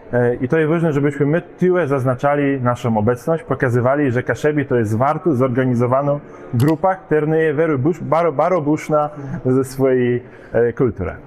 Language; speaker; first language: Polish; non-native, local second language; Kashubian